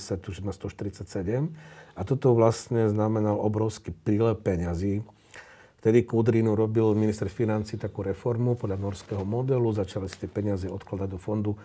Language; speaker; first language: Slovak; native; Slovak